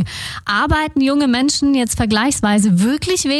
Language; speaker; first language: German; native; German